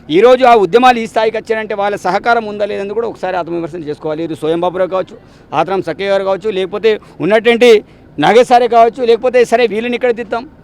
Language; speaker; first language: Telugu; non-native, local second language; Gondi